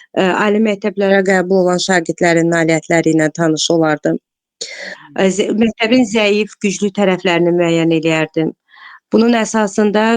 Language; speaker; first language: Azerbaijani; non-native, local second language; Russian